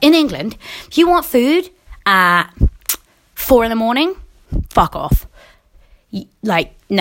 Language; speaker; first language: English; native; English